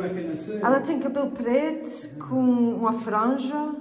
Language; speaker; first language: Portuguese; early bilingual, heritage; Portuguese